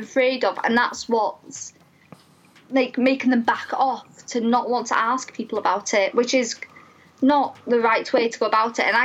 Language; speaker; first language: English; native; English